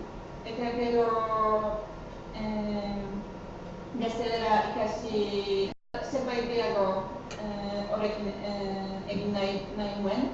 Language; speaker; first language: Basque; non-native, learner; Polish